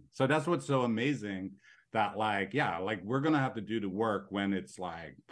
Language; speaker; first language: English; native; English